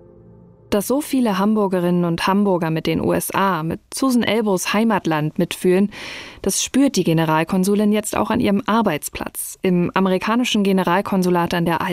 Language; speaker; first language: German; native; German